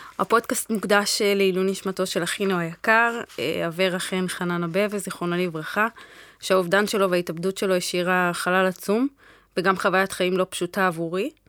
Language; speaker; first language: Hebrew; early bilingual, other home language; Amharic